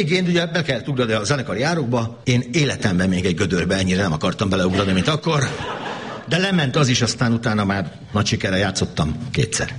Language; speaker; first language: Hungarian; native; Hungarian